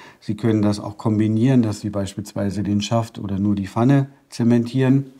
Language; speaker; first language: German; native; German